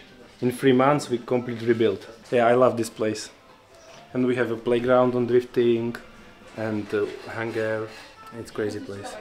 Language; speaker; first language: English; non-native, learner; Polish